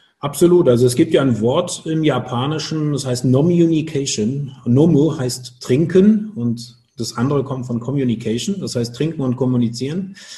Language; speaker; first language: German; native; German